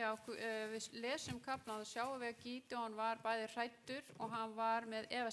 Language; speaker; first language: Icelandic; non-native, fluent; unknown